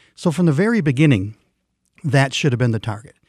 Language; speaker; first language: English; non-native, fluent; Swedish